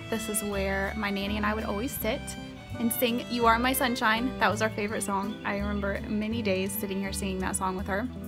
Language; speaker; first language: English; native; English